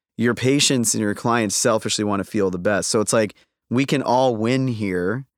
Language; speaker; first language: English; native; English